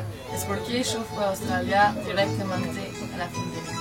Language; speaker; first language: Spanish; non-native, learner; French